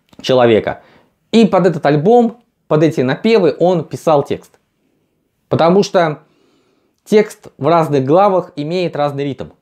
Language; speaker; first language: Russian; native; Russian